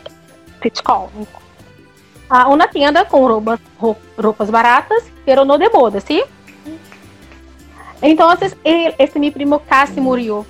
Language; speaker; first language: Spanish; non-native, fluent; Portuguese